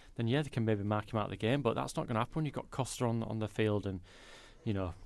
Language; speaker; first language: English; native; English